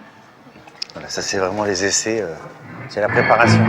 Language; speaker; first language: French; native; French